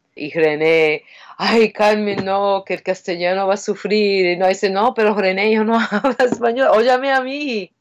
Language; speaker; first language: Spanish; non-native, fluent; English